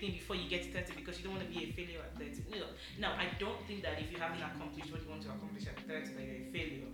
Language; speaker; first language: English; non-native, local second language; Yoruba